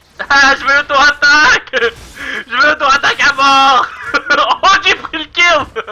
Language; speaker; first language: French; native; French